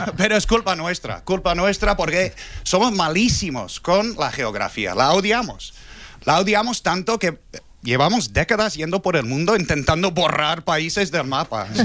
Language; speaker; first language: Spanish; non-native, fluent; English